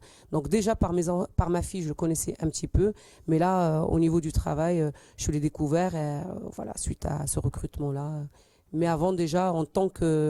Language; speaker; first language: French; native; French